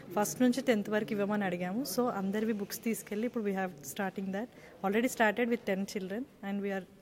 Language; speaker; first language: Telugu; native; Telugu